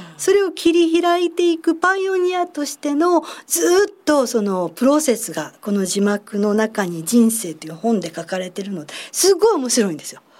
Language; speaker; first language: Japanese; native; Japanese